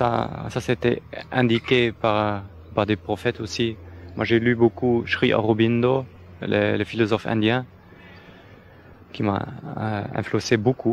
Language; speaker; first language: French; non-native, fluent; German